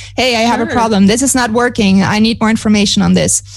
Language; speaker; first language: English; non-native, fluent; German